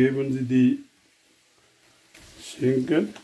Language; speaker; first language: German; non-native, learner; Urdu